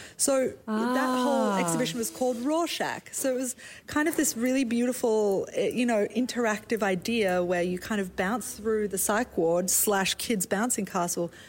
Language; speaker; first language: English; native; English